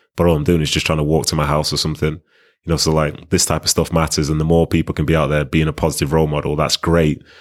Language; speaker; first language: English; native; English